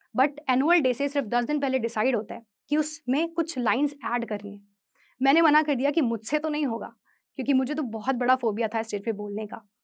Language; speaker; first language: Hindi; native; Hindi